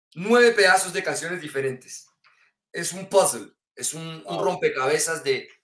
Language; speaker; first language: Spanish; early bilingual, heritage; French